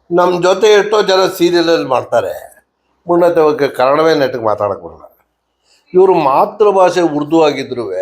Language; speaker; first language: Kannada; native; Kannada